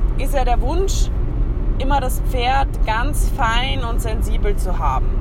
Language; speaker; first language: German; native; German